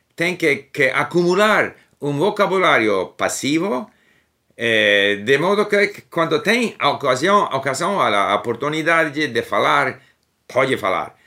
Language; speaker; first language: Portuguese; non-native, learner; English